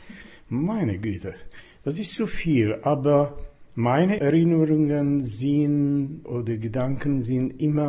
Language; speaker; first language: German; non-native, fluent; Slovak